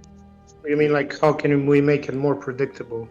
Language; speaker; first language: English; non-native, fluent; Romanian